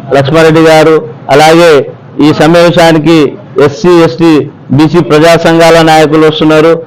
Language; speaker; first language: Telugu; non-native, local second language; Lambadi